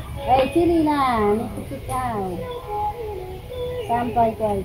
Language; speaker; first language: Chinese; non-native, learner; Filipino